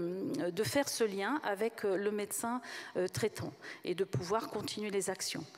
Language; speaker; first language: French; native; French